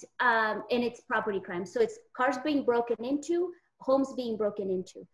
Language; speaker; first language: English; native; English